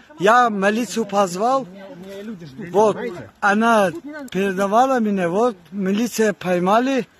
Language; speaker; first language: Russian; non-native, learner; Tajik